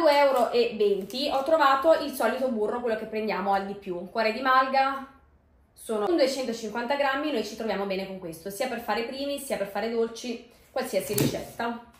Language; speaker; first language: Italian; native; Italian